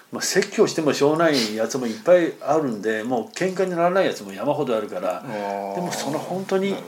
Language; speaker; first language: Japanese; non-native, fluent; Chinese